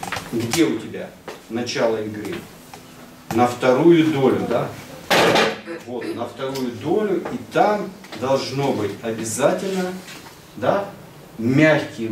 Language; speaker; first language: Russian; native; Russian